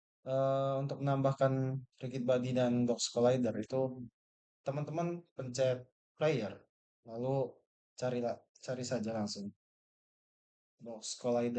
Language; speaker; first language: Indonesian; native; Indonesian